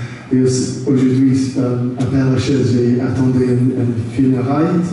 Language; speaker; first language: French; non-native, learner; English